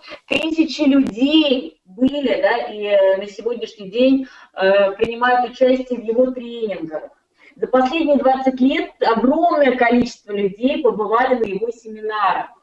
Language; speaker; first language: Russian; native; Russian